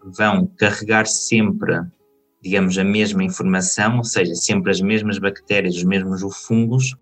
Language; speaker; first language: Portuguese; native; Portuguese